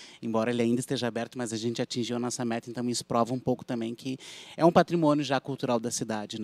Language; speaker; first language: Portuguese; native; Portuguese